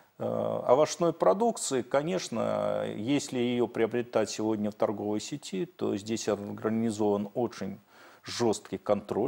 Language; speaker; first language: Russian; native; Russian